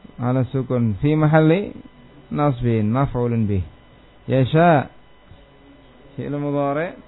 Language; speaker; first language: Arabic; non-native, fluent; Indonesian